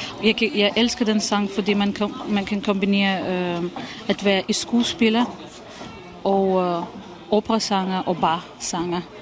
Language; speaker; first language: Danish; non-native, fluent; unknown